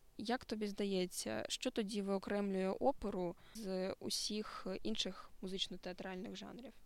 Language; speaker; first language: Ukrainian; native; Ukrainian